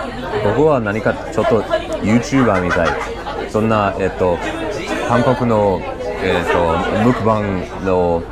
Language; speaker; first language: Japanese; non-native, learner; English